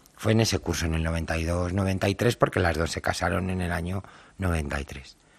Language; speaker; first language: Spanish; native; Spanish